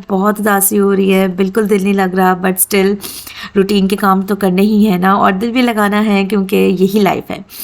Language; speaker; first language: Urdu; native; Urdu